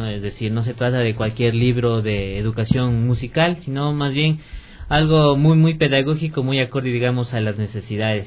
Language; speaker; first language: Spanish; native; Spanish